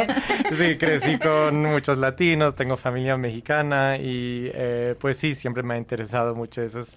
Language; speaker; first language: Spanish; non-native, fluent; English